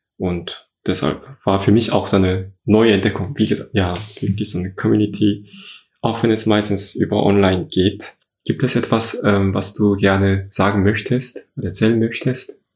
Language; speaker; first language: German; non-native, fluent; Korean